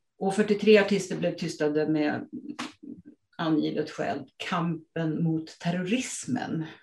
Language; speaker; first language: Swedish; native; Swedish